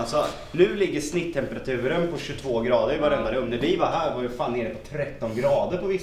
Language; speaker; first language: Swedish; native; Swedish